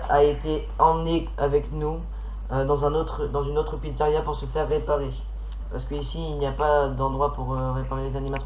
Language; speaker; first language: French; native; French